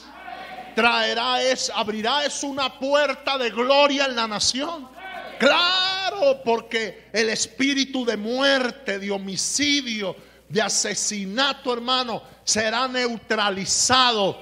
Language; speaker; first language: Spanish; native; Spanish